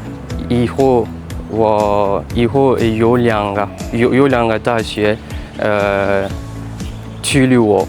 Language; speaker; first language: Chinese; non-native, learner; French